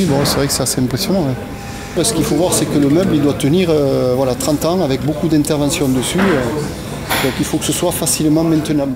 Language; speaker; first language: French; native; French